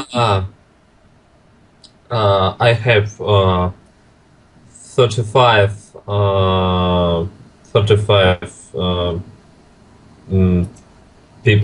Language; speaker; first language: English; non-native, learner; Russian